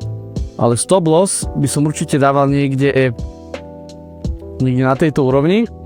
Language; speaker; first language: Slovak; native; Slovak